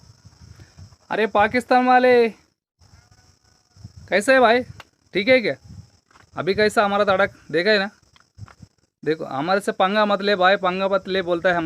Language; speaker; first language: Hindi; non-native, local second language; Telugu